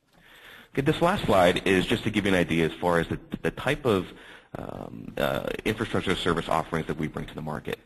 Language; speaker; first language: English; native; English